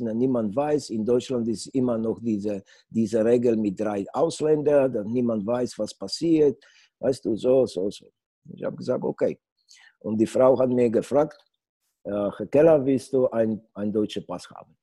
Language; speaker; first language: German; non-native, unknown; Polish